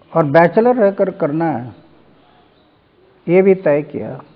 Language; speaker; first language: Hindi; non-native, local second language; Marathi